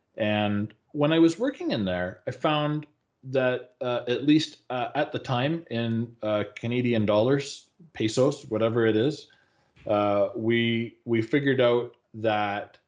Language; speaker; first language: English; native; English